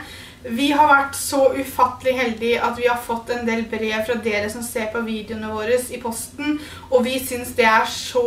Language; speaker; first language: Norwegian; native; Norwegian